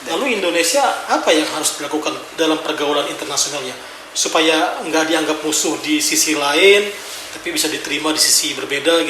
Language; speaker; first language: Indonesian; native; Indonesian